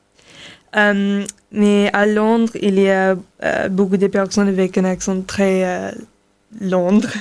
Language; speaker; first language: French; non-native, learner; English